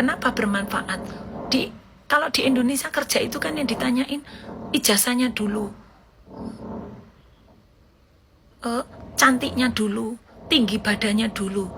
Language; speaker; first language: Indonesian; native; Indonesian